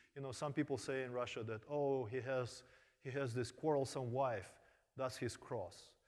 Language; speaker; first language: English; early bilingual, other home language; Korean